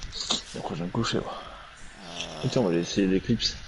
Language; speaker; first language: French; native; French